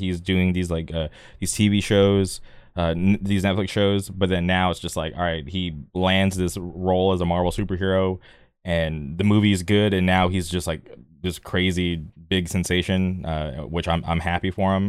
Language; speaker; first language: English; native; English